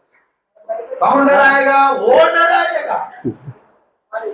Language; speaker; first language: Hindi; non-native, local second language; Telugu